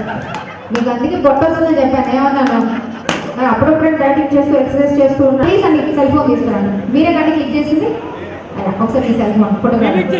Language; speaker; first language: Telugu; native; Telugu